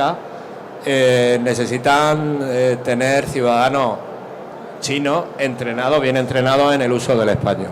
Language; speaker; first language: Spanish; native; Spanish